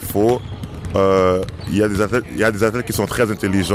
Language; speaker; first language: English; non-native, fluent; French